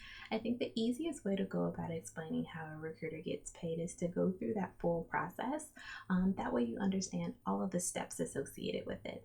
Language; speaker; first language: English; native; English